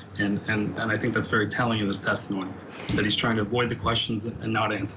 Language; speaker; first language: English; native; English